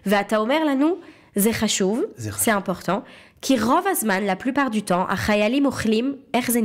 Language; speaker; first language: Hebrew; non-native, fluent; French